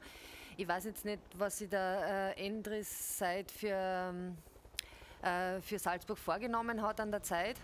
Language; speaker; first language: German; native; German